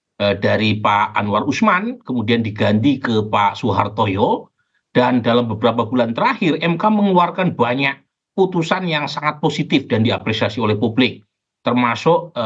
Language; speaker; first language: Indonesian; native; Indonesian